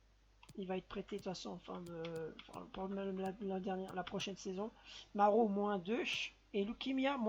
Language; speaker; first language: French; native; French